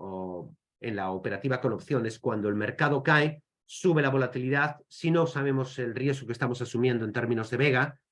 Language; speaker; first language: Spanish; native; Spanish